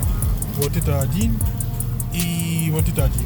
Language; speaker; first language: Russian; non-native, learner; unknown